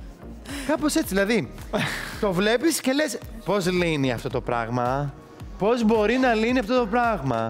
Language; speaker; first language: Greek; native; Greek